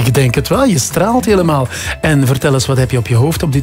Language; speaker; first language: Dutch; native; Dutch